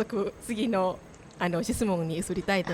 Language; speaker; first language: Japanese; non-native, learner; Thai